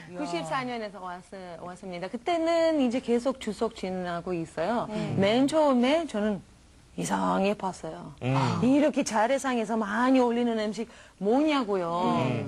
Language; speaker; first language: Korean; non-native, learner; Romanian